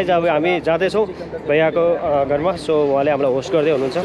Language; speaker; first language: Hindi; non-native, learner; Nepali